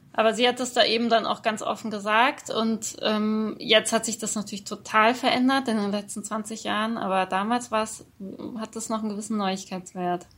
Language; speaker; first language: German; early bilingual, other home language; Persian